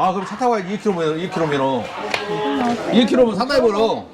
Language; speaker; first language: Korean; native; Korean